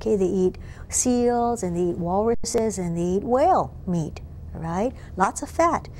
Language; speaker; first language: English; native; English